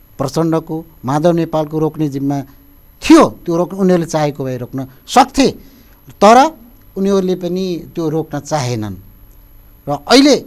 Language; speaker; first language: Nepali; native; Nepali